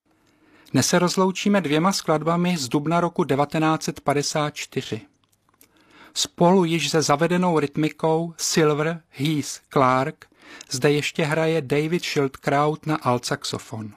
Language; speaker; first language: Czech; native; Czech